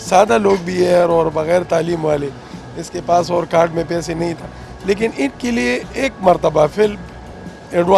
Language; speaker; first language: Hindi; non-native, local second language; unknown